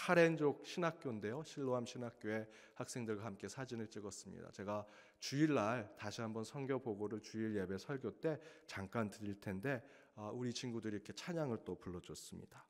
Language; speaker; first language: Korean; native; Korean